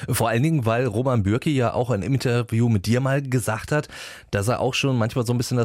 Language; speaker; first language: German; native; German